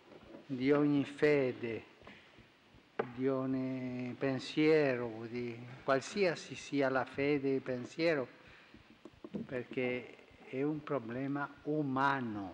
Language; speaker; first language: Italian; non-native, fluent; Spanish